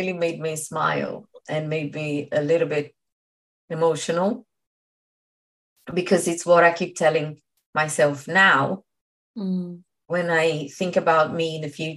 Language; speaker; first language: English; non-native, fluent; Portuguese